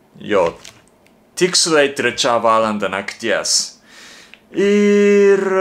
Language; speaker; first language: Lithuanian; non-native, fluent; Japanese